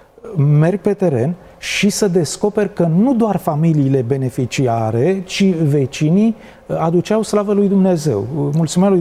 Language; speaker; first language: Romanian; native; Romanian